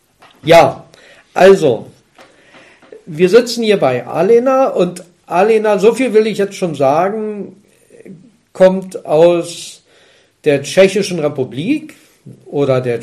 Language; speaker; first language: German; native; German